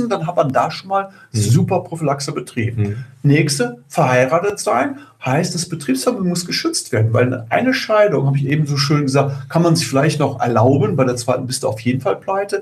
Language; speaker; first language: German; native; German